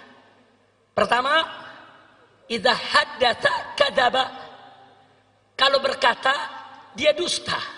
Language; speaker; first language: Indonesian; native; Indonesian